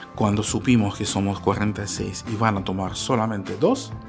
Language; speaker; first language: Spanish; non-native, fluent; Russian